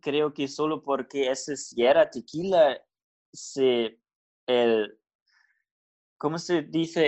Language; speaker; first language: Spanish; non-native, learner; German